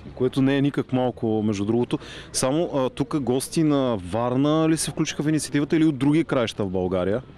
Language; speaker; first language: Bulgarian; native; Bulgarian